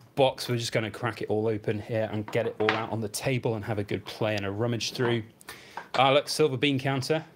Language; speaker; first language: English; native; English